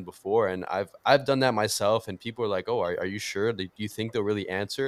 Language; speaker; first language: English; early bilingual, other home language; Portuguese